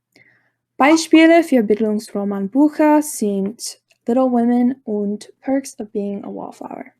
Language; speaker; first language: German; non-native, learner; English